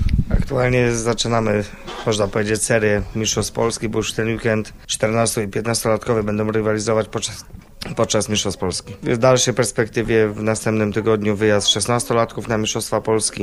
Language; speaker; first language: Polish; native; Polish